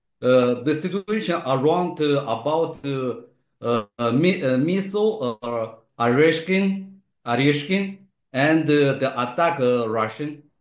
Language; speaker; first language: English; non-native, learner; Chinese